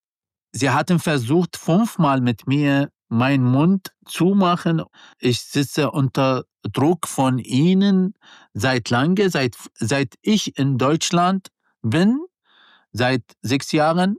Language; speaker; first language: German; non-native, learner; Arabic